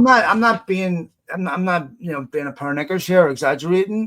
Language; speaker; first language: English; native; English